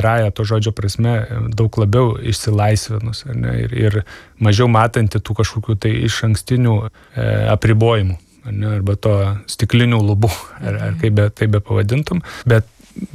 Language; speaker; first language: Lithuanian; native; Lithuanian